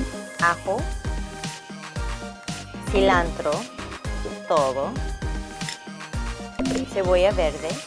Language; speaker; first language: Spanish; early bilingual, heritage; English